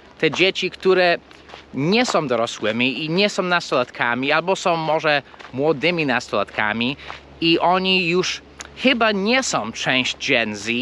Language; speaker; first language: Polish; non-native, fluent; English